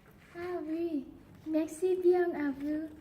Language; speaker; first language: French; non-native, learner; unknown